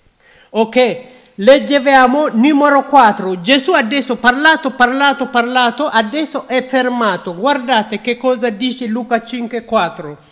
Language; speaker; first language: Italian; non-native, learner; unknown